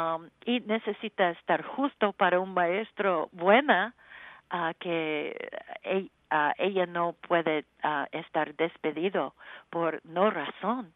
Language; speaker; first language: Spanish; non-native, learner; English